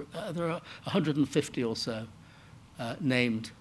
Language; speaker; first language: English; native; English